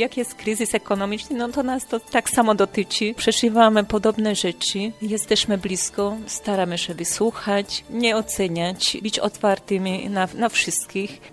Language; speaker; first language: Polish; non-native, fluent; Hungarian